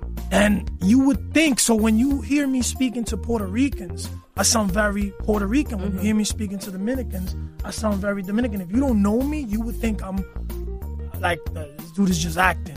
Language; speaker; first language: English; early bilingual, other home language; Spanish